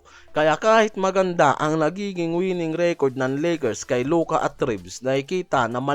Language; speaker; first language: Filipino; native; Filipino